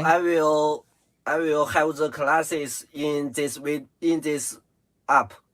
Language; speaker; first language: English; non-native, learner; Chinese